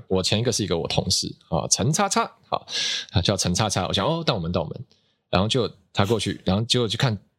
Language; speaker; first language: Chinese; native; Chinese